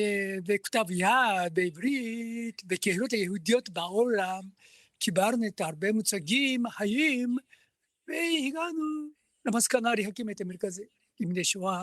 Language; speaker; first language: Hebrew; non-native, learner; Japanese